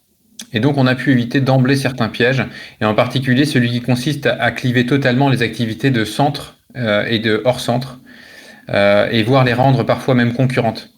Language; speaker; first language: French; native; French